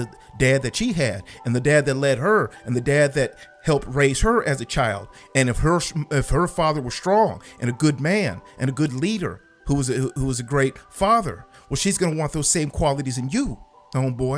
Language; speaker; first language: English; native; English